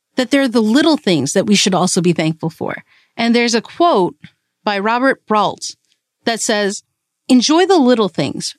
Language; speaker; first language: English; early bilingual, other home language; Malayalam